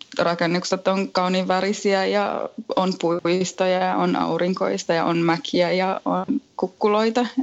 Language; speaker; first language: Finnish; native; Finnish